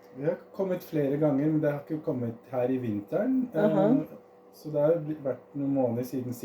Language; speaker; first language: Norwegian; native; Norwegian